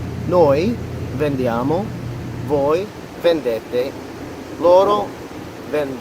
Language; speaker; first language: Italian; non-native, fluent; English